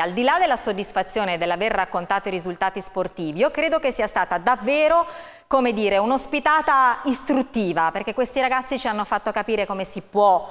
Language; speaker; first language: Italian; native; Italian